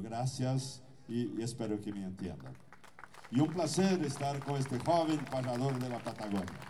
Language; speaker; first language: Spanish; non-native, fluent; Portuguese